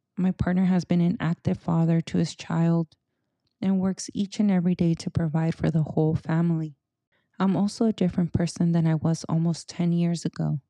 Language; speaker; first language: English; early bilingual, other home language; Spanish